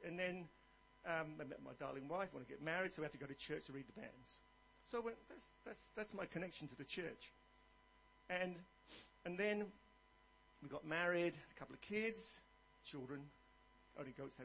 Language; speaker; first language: English; native; English